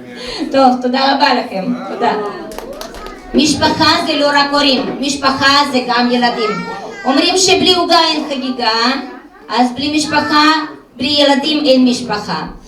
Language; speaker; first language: Hebrew; non-native, fluent; Russian